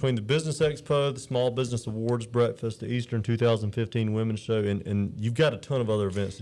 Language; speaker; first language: English; native; English